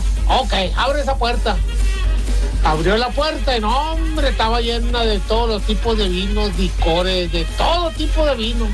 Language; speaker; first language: Spanish; native; Spanish